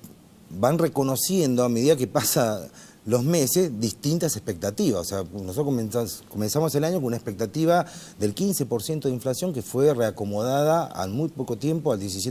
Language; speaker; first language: Spanish; native; Spanish